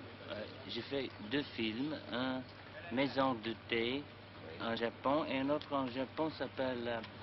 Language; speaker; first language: French; non-native, learner; English